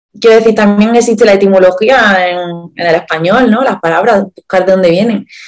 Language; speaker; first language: Spanish; native; Spanish